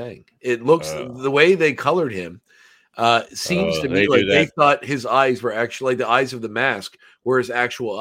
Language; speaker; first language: English; native; English